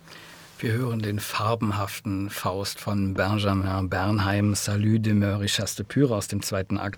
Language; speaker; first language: German; native; German